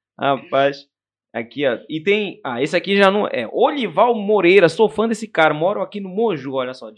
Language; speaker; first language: Portuguese; native; Portuguese